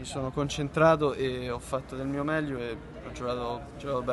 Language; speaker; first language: Italian; early bilingual, heritage; English